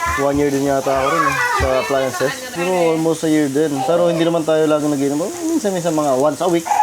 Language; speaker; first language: Filipino; native; Filipino